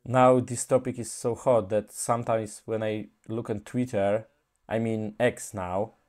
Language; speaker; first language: English; non-native, fluent; Polish